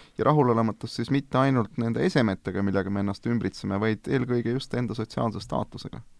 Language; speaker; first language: Estonian; native; Estonian